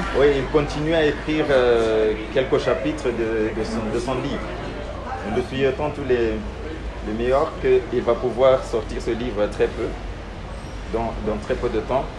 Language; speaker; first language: French; non-native, fluent; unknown